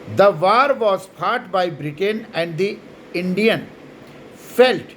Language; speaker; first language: English; non-native, local second language; Hindi